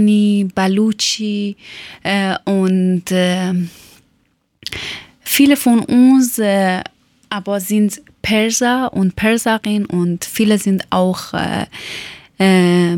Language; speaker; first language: German; non-native, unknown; Persian